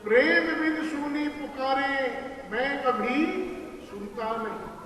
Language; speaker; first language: Hindi; native; Hindi